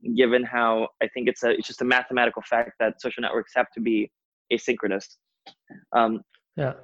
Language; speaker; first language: English; non-native, fluent; Portuguese